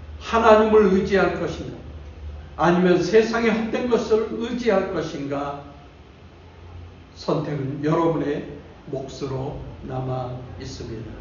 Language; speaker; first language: Korean; native; Korean